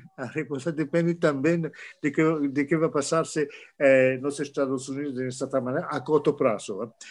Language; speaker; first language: Portuguese; non-native, fluent; French